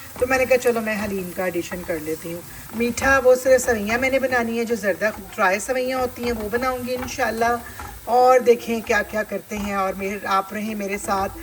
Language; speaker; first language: Urdu; native; Urdu